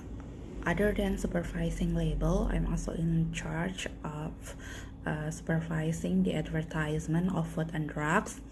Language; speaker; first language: English; non-native, learner; Indonesian